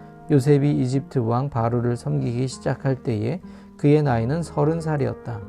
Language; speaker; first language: Korean; native; Korean